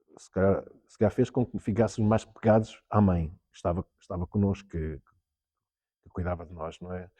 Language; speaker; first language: Portuguese; early bilingual, heritage; Portuguese